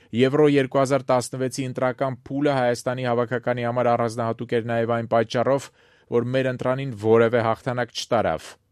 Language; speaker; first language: Armenian; native; Armenian